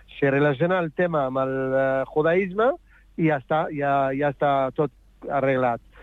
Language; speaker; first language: Catalan; non-native, learner; Arabic